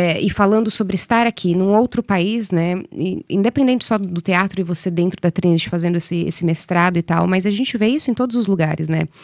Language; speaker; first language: Portuguese; native; Portuguese